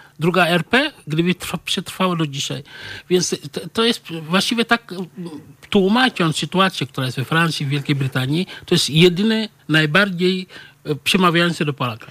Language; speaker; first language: Polish; non-native, fluent; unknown